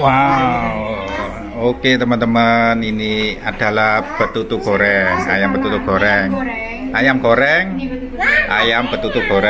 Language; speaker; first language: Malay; non-native, local second language; Javanese